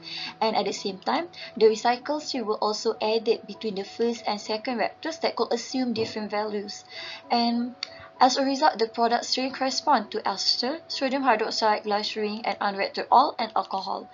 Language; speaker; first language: English; non-native, local second language; Malay